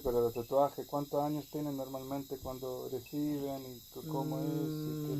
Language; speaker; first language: Spanish; non-native, fluent; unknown